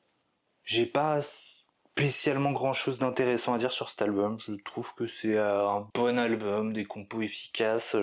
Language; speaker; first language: French; native; French